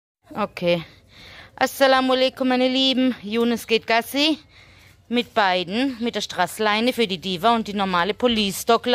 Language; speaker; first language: German; native; German